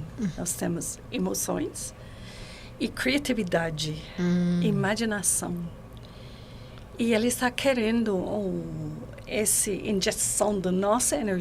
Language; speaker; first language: Portuguese; non-native, learner; English